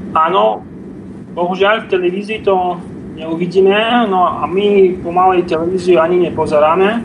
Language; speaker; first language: Slovak; non-native, fluent; Russian